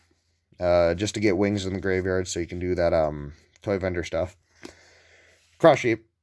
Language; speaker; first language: English; native; English